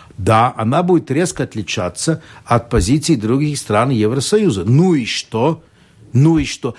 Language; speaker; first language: Russian; non-native, local second language; Latvian